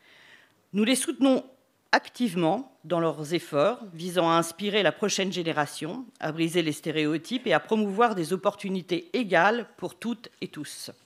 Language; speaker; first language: French; native; French